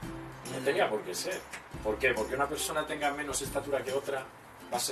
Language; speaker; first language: Spanish; native; Spanish